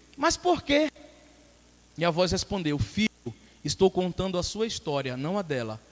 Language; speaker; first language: Portuguese; native; Portuguese